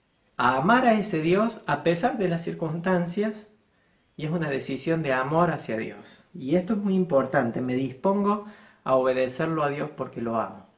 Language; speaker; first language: Spanish; native; Spanish